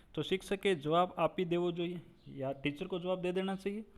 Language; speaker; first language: Hindi; non-native, local second language; Gujarati